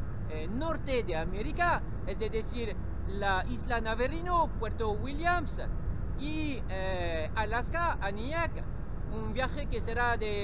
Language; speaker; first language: Spanish; non-native, learner; French